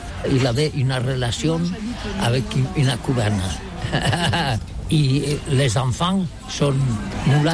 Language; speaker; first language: French; non-native, learner; Catalan